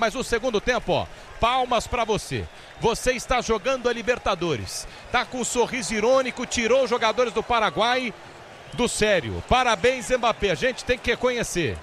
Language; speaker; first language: Portuguese; native; Portuguese